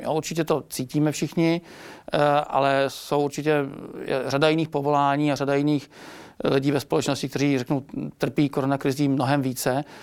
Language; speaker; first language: Czech; native; Czech